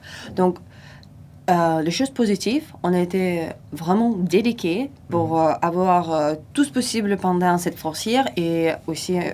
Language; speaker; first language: French; non-native, fluent; Russian